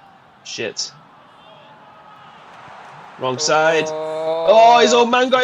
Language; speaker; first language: English; native; English